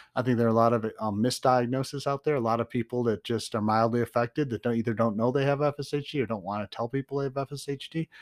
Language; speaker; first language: English; native; English